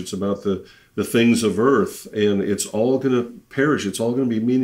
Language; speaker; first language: English; native; English